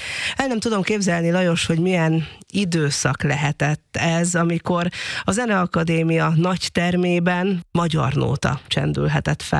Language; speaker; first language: Hungarian; native; Hungarian